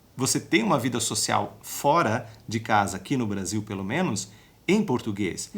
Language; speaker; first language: Portuguese; native; Portuguese